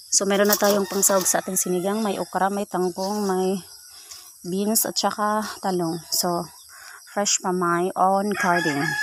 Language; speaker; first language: Filipino; non-native, local second language; Cebuano